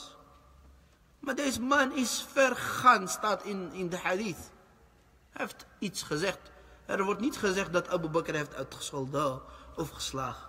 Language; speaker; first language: Dutch; early bilingual, other home language; Arabic